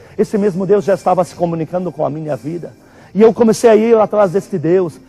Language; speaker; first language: Portuguese; non-native, fluent; Arabic